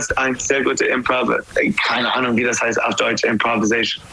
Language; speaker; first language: German; non-native, learner; English